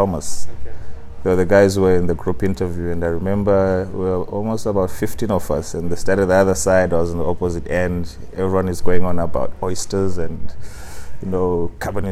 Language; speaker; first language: English; non-native, local second language; Shona